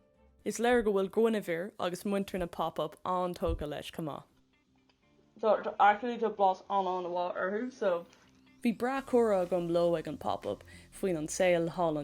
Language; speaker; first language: Irish; non-native, local second language; English